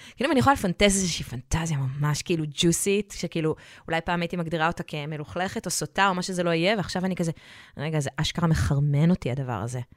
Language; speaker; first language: Hebrew; native; Hebrew